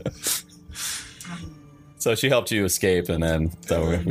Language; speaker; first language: English; non-native, local second language; Sinhala